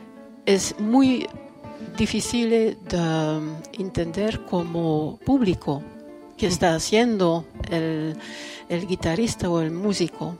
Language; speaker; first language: Spanish; non-native, fluent; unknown